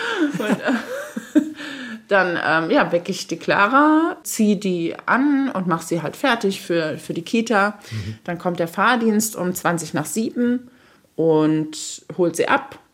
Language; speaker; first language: German; native; German